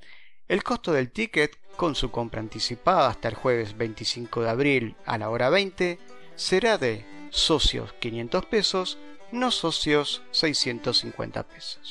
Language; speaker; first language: Spanish; native; Spanish